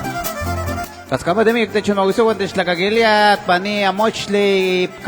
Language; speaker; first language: Spanish; native; Spanish